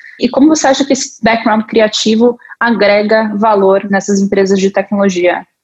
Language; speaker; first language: Portuguese; native; Portuguese